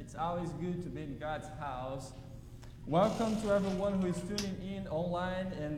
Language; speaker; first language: English; non-native, fluent; Portuguese